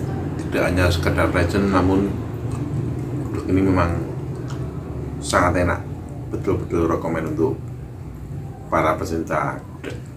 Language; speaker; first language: Indonesian; native; Indonesian